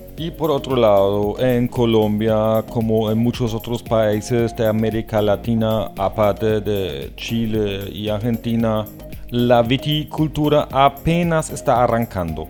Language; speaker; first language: Spanish; non-native, fluent; German